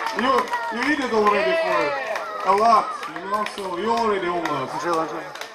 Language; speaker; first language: English; non-native, learner; Russian